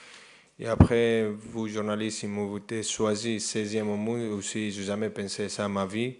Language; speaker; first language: French; non-native, fluent; Spanish